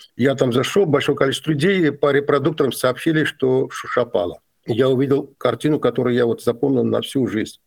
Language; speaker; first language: Russian; non-native, local second language; Azerbaijani